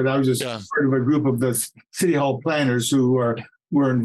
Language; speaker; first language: English; native; English